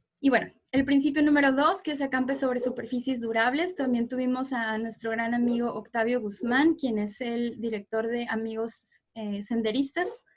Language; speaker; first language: Spanish; native; Spanish